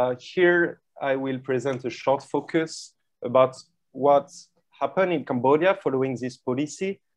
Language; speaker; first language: English; non-native, fluent; French